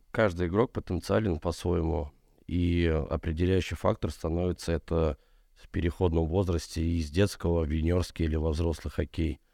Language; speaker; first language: Russian; native; Russian